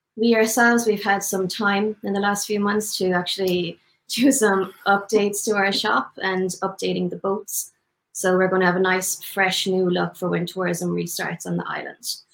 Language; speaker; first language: English; native; English